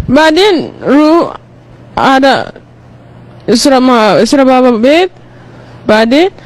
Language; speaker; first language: Arabic; non-native, learner; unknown